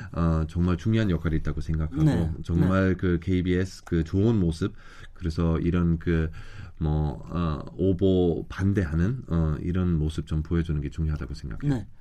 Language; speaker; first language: Korean; non-native, fluent; German